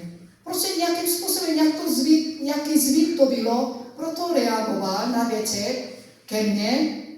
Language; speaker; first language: Czech; non-native, learner; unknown